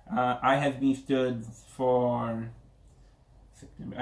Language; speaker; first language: English; non-native, learner; Portuguese